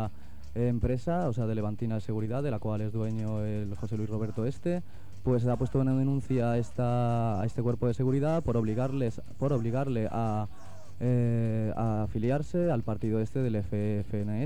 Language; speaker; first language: Spanish; native; Spanish